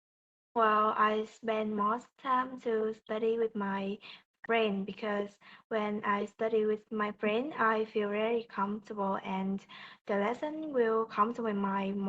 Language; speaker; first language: English; non-native, learner; Vietnamese